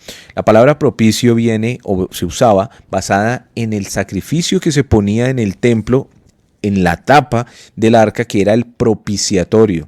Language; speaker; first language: Spanish; native; Spanish